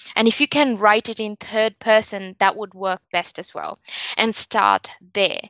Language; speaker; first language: English; non-native, local second language; Sinhala